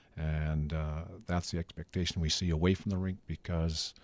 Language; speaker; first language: English; native; English